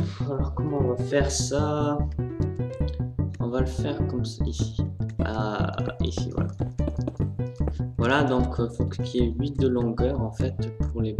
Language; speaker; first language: French; native; French